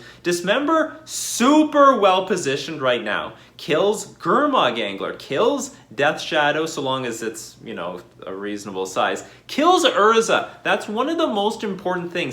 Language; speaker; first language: English; native; English